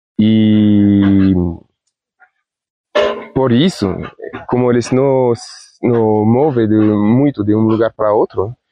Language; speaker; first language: Portuguese; non-native, fluent; Spanish